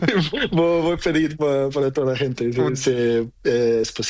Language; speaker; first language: Spanish; non-native, learner; Portuguese